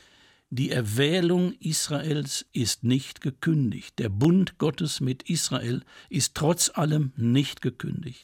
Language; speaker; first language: German; native; German